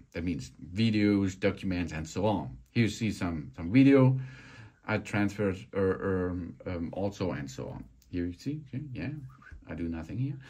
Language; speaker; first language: English; non-native, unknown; German